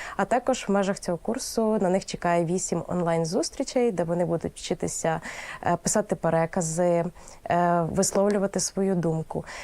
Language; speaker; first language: Ukrainian; native; Ukrainian